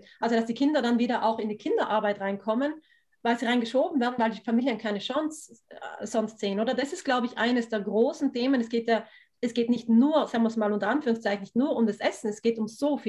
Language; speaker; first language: German; native; German